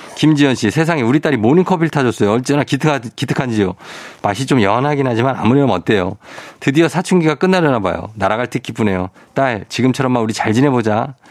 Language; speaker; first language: Korean; native; Korean